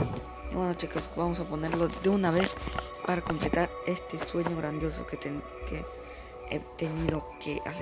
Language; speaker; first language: Spanish; native; Spanish